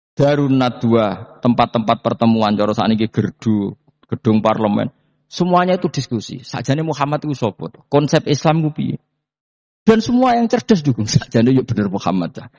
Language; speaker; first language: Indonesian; non-native, local second language; Javanese